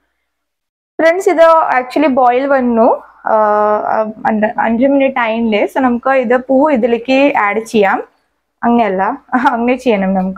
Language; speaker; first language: Malayalam; non-native, learner; Hindi